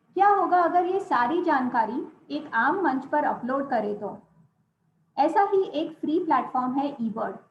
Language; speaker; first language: Hindi; non-native, local second language; Gujarati